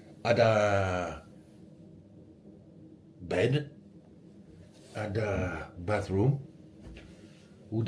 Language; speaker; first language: Indonesian; non-native, learner; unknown